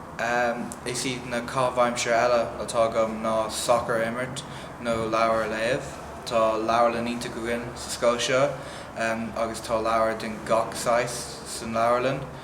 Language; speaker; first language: Irish; non-native, local second language; English